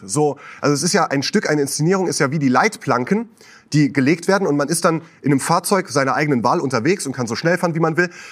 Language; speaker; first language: German; native; German